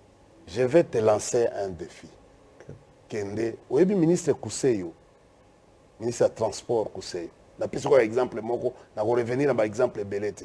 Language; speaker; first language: French; non-native, local second language; Lingala